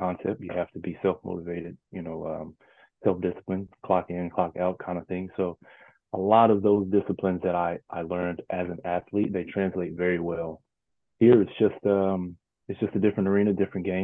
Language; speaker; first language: English; native; English